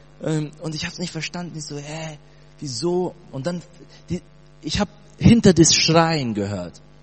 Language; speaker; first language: German; early bilingual, other home language; Portuguese